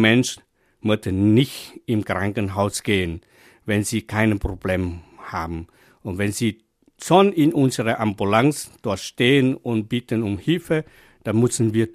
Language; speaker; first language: German; non-native, fluent; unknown